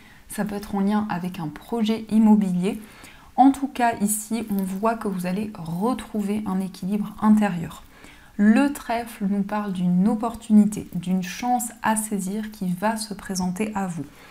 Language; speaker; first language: French; native; French